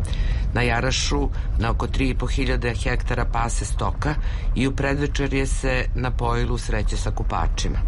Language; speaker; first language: Serbian; native; Serbian